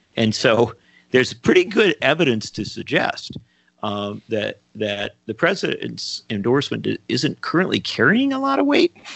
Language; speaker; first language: English; native; English